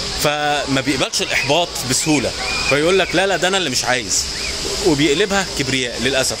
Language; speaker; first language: Arabic; native; Arabic